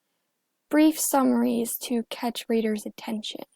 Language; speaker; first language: English; native; English